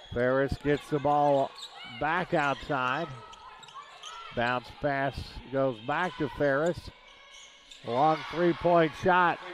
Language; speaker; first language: English; native; English